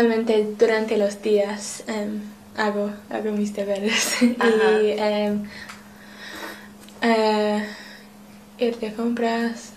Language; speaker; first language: Spanish; non-native, learner; English